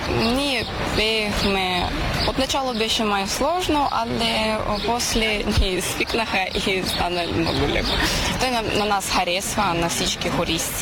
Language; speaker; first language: Bulgarian; non-native, learner; Ukrainian